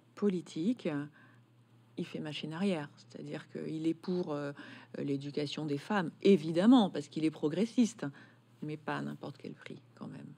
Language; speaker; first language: French; native; French